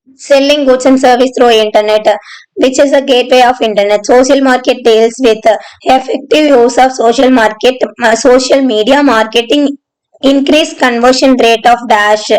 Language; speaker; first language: English; non-native, local second language; Tamil